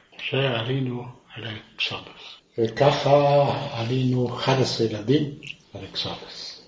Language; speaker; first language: Hebrew; non-native, fluent; Yiddish